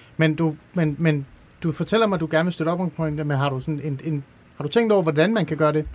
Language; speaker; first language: Danish; early bilingual, other home language; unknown